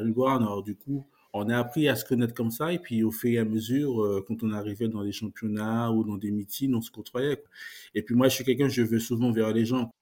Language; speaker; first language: French; native; French